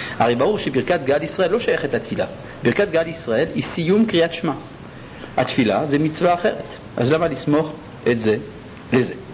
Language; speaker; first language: Hebrew; early bilingual, other home language; French